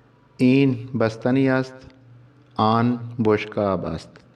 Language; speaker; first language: Persian; non-native, fluent; Urdu